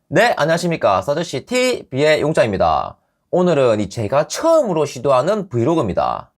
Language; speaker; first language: Korean; native; Korean